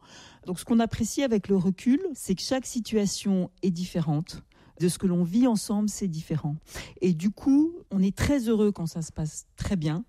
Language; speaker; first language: French; native; French